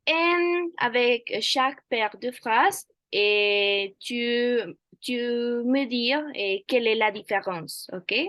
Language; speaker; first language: French; non-native, fluent; Spanish